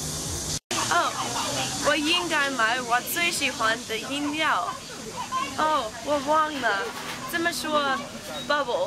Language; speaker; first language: Chinese; non-native, learner; English